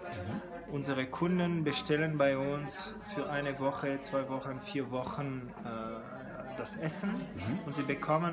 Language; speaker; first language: German; non-native, fluent; French